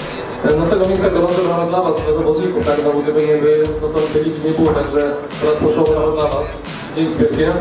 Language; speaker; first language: Polish; native; Polish